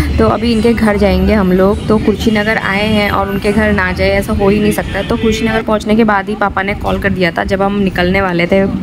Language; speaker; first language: Hindi; non-native, local second language; Bangla